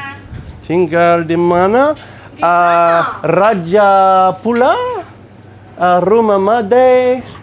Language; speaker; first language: Indonesian; non-native, learner; English